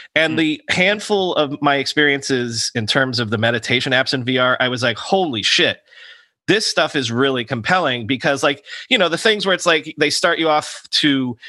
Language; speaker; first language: English; native; English